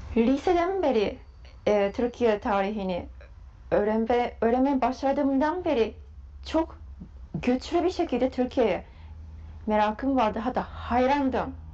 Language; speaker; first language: Turkish; non-native, fluent; Japanese